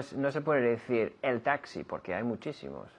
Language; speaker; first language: Spanish; non-native, fluent; English